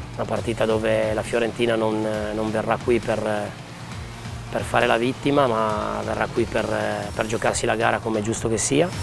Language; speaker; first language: Italian; native; Italian